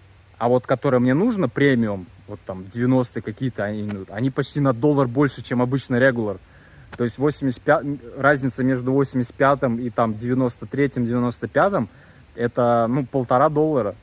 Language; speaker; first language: Russian; native; Russian